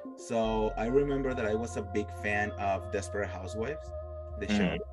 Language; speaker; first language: English; non-native, fluent; Spanish